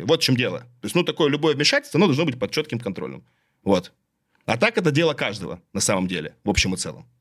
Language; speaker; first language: Russian; native; Russian